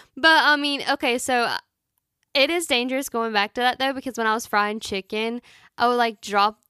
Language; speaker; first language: English; native; English